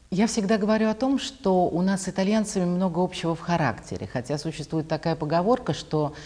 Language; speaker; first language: Russian; native; Russian